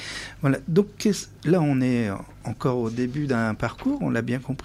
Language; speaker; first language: French; native; French